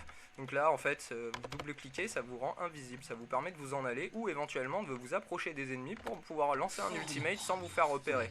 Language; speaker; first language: French; native; French